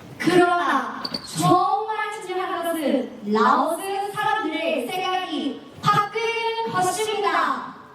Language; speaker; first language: Korean; non-native, fluent; Lao